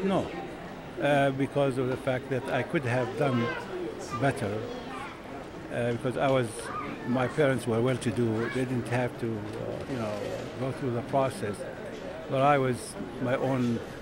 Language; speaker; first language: English; non-native, fluent; Arabic